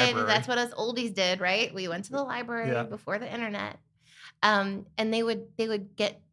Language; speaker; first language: English; native; English